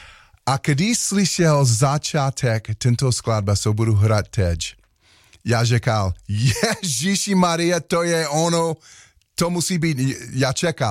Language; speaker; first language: Czech; non-native, learner; Slovak